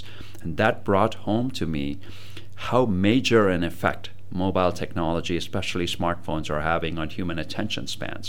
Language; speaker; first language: English; non-native, local second language; Tamil